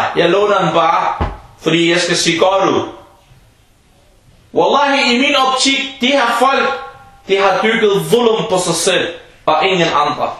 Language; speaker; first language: Danish; early bilingual, other home language; Arabic